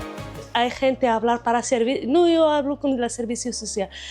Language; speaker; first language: Spanish; non-native, learner; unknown